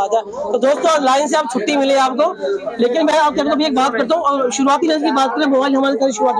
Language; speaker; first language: Hindi; native; Hindi